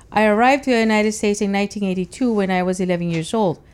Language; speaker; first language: English; early bilingual, other home language; Spanish